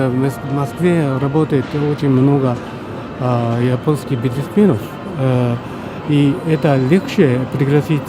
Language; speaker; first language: Russian; non-native, fluent; Japanese